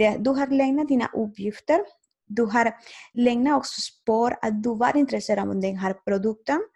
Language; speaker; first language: Swedish; non-native, fluent; Spanish